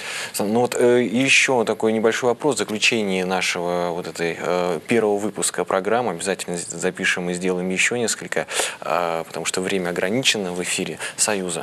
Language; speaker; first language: Russian; native; Russian